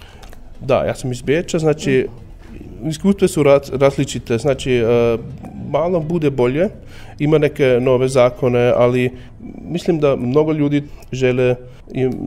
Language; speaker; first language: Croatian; non-native, learner; German